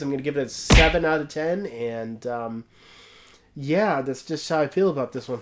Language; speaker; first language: English; native; English